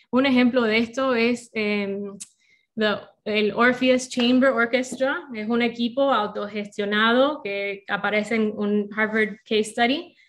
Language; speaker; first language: Spanish; non-native, fluent; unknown